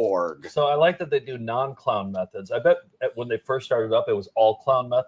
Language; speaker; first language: English; native; English